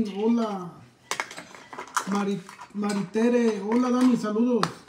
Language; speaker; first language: Spanish; native; Spanish